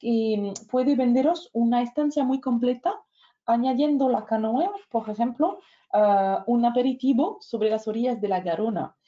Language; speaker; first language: Spanish; non-native, fluent; French